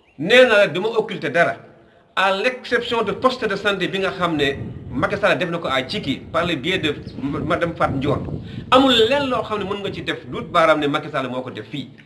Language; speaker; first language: Wolof; native; Wolof